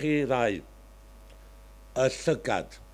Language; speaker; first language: Welsh; native; Welsh